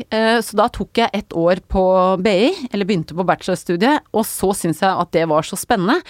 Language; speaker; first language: Norwegian; native; Norwegian